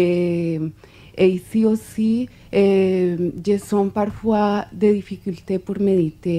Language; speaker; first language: French; non-native, fluent; Spanish